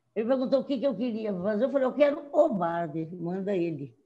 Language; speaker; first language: Portuguese; native; Portuguese